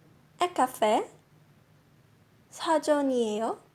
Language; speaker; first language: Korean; non-native, fluent; Portuguese